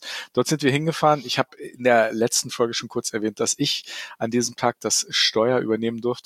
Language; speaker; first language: German; native; German